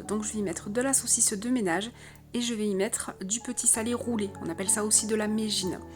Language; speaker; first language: French; native; French